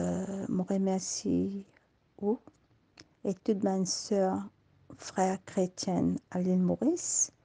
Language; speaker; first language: French; non-native, learner; Morisyen